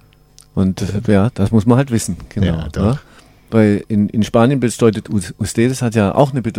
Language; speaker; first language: German; native; German